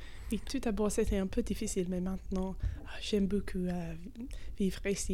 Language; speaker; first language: French; non-native, fluent; English